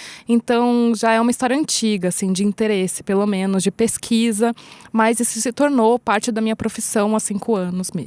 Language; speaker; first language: Portuguese; native; Portuguese